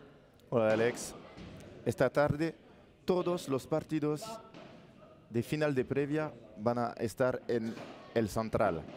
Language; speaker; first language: Spanish; non-native, learner; French